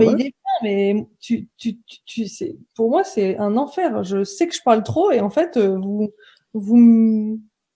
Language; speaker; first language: French; native; French